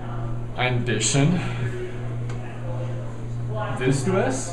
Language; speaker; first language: German; non-native, learner; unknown